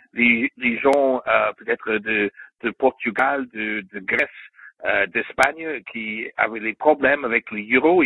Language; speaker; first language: French; non-native, learner; English